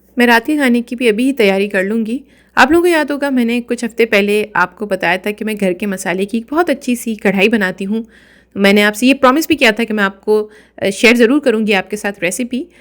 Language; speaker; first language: Urdu; native; Urdu